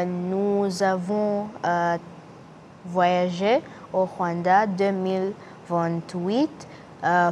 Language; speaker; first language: French; non-native, learner; English